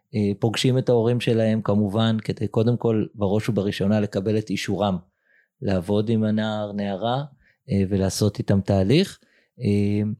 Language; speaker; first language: Hebrew; native; Hebrew